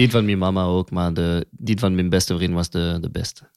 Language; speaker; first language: Dutch; non-native, local second language; French